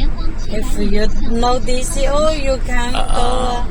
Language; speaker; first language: English; non-native, learner; Chinese